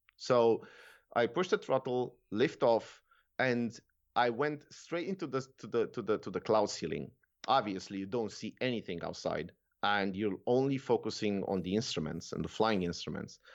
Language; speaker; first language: English; non-native, fluent; Romanian